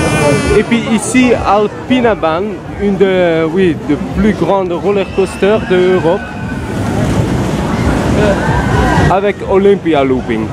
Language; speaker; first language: French; non-native, learner; Dutch